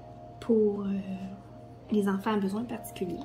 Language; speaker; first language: French; native; French